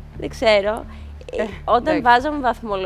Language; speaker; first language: Greek; native; Greek